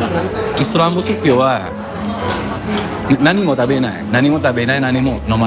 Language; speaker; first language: Japanese; non-native, learner; Indonesian